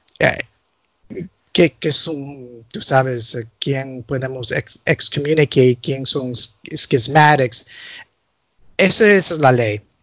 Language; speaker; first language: Spanish; early bilingual, heritage; Spanish